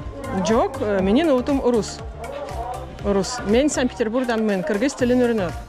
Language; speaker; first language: Kyrgyz; non-native, learner; Russian